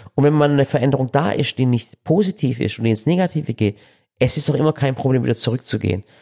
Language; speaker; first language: German; early bilingual, other home language; Turkish